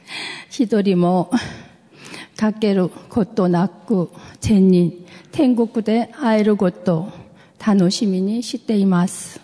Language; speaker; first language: Japanese; non-native, fluent; Korean